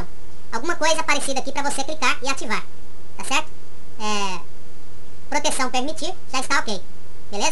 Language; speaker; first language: Portuguese; native; Portuguese